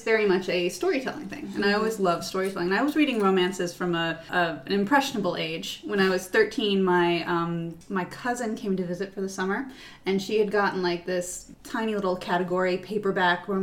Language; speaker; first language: English; native; English